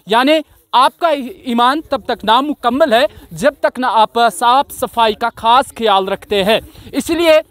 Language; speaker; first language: Hindi; non-native, local second language; Kashmiri